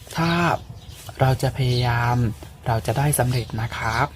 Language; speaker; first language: Thai; non-native, learner; Burmese